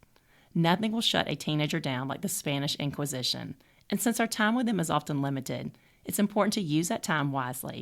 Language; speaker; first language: English; native; English